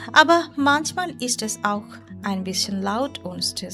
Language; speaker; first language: German; non-native, learner; Bangla